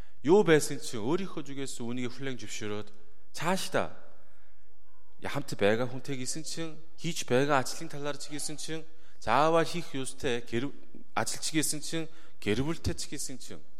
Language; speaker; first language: Mongolian; non-native, fluent; Korean